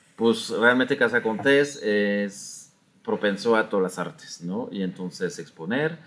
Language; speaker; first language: Spanish; non-native, fluent; French